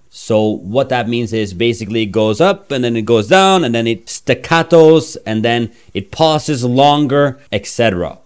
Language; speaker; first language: English; non-native, fluent; Norwegian